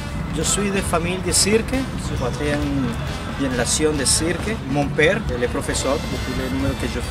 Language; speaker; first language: French; non-native, learner; Spanish